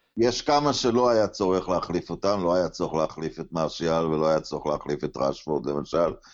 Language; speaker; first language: Hebrew; native; Hebrew